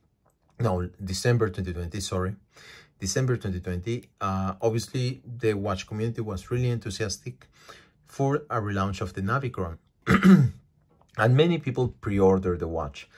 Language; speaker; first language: English; non-native, fluent; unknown